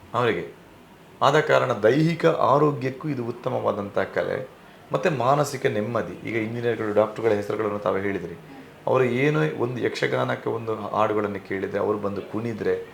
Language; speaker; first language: Kannada; non-native, local second language; Tulu